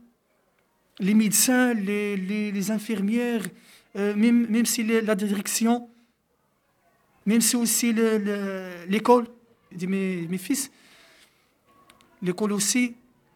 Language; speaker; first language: French; non-native, local second language; Arabic